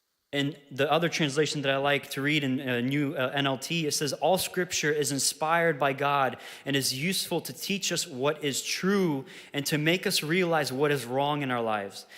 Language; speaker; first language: English; early bilingual, other home language; Ukrainian